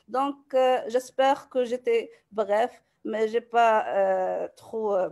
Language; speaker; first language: French; non-native, local second language; Arabic